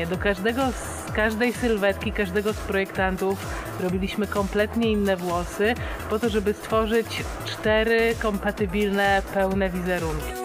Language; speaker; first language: Polish; native; Polish